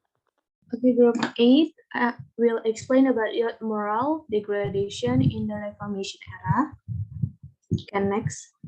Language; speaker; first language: English; non-native, learner; Indonesian